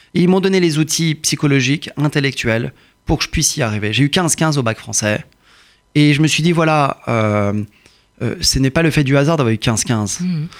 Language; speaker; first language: French; early bilingual, other home language; Persian